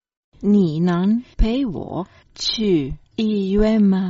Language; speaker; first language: Chinese; non-native, learner; Croatian